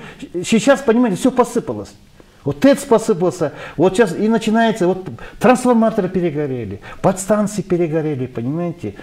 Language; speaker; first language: Russian; non-native, local second language; Kyrgyz